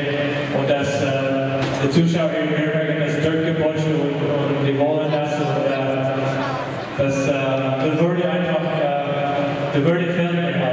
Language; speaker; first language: German; non-native, learner; English